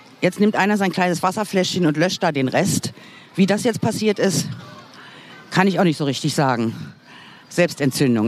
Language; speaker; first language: German; native; German